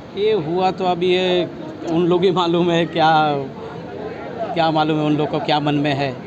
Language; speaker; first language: Hindi; non-native, local second language; Bangla